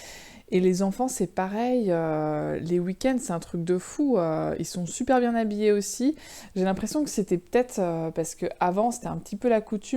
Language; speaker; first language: French; native; French